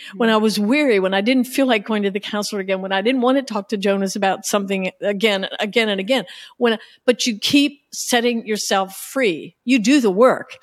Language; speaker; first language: English; native; English